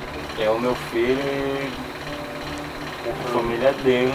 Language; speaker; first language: Portuguese; native; Portuguese